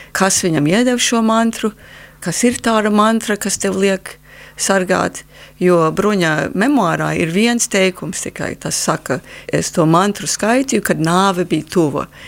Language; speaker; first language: Latvian; early bilingual, heritage; Latvian